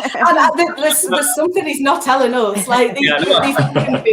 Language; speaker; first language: English; native; English